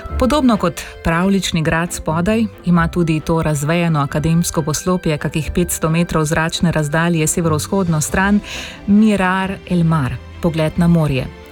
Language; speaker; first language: Slovenian; native; Slovenian